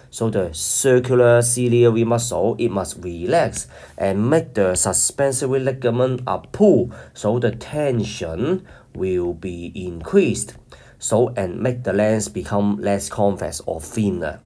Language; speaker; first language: English; non-native, local second language; Cantonese